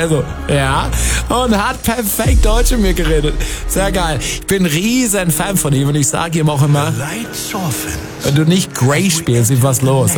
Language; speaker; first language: German; native; German